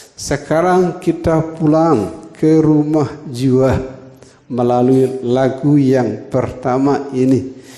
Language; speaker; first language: Indonesian; non-native, local second language; Balinese